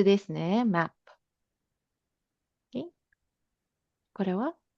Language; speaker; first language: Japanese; non-native, fluent; Filipino